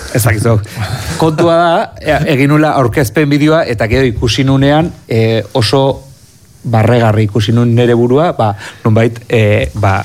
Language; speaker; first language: Basque; native; Basque